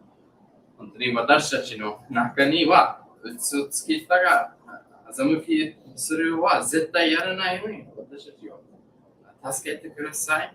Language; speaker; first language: Japanese; non-native, learner; English